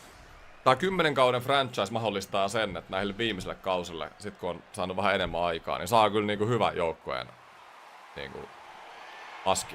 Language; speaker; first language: Finnish; native; Finnish